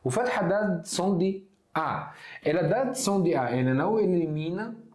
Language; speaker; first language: Portuguese; non-native, fluent; Arabic